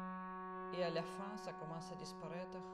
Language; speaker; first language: French; non-native, fluent; Russian